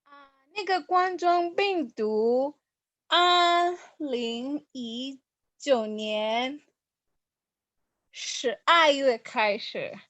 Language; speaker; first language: Chinese; non-native, learner; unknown